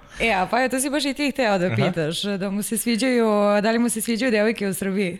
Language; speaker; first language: Serbian; native; Serbian